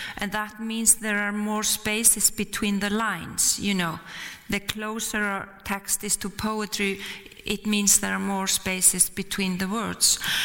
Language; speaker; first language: English; non-native, fluent; Icelandic